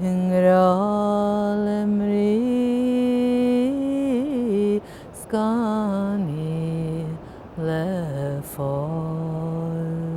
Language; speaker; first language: Irish; non-native, fluent; English